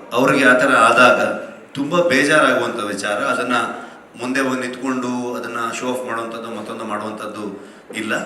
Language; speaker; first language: Kannada; native; Kannada